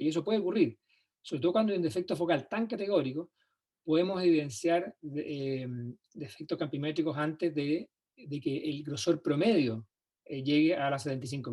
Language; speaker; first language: Spanish; native; Spanish